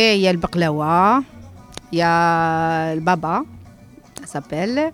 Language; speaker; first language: French; non-native, learner; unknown